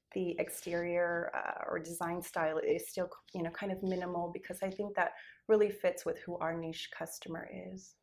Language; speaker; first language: English; native; English